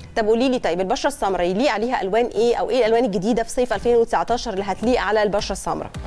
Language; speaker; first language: Arabic; native; Arabic